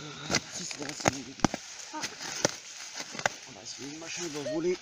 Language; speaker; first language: French; native; French